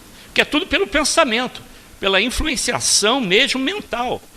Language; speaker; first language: Portuguese; native; Portuguese